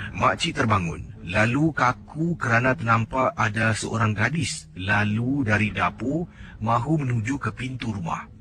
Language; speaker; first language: Malay; native; Malay